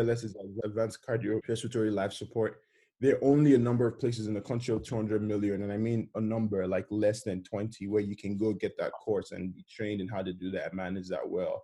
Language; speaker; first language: English; non-native, local second language; Yoruba